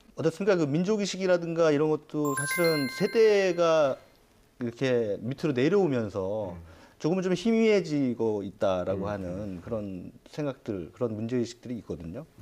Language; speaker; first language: Korean; native; Korean